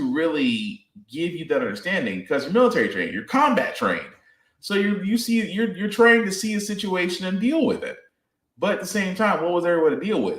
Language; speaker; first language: English; native; English